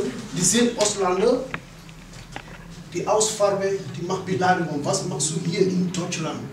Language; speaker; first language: German; non-native, learner; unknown